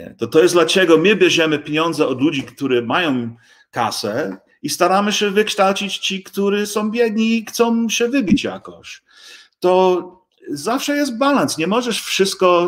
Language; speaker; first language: Polish; early bilingual, heritage; English